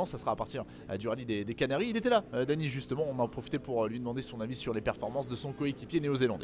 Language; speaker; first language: French; native; French